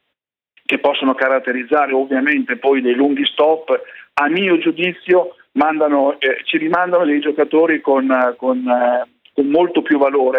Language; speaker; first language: Italian; native; Italian